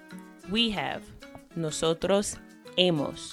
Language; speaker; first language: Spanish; non-native, fluent; English